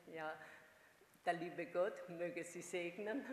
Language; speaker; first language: German; non-native, fluent; Hungarian